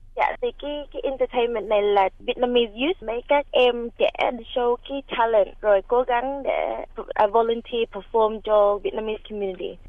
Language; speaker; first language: Vietnamese; early bilingual, heritage; Vietnamese